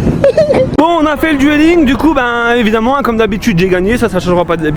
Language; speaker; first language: French; native; French